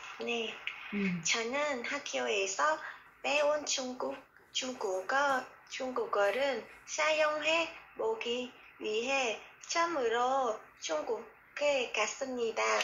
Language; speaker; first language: Korean; non-native, learner; Vietnamese